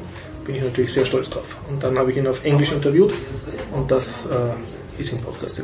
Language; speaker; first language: German; native; German